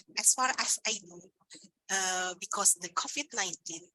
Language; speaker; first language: English; non-native, learner; Indonesian